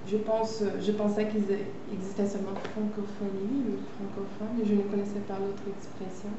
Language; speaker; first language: French; non-native, fluent; Portuguese